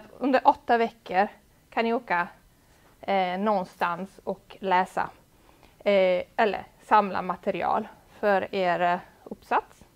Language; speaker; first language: Swedish; non-native, fluent; Italian